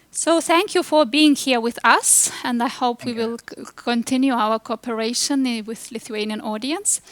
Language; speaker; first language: English; non-native, fluent; Lithuanian